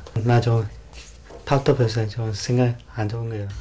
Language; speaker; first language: Korean; non-native, learner; Mongolian